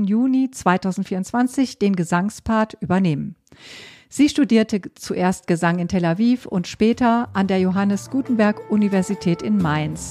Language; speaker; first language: German; native; German